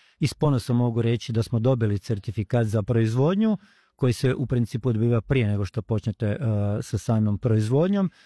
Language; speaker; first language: Croatian; early bilingual, heritage; Croatian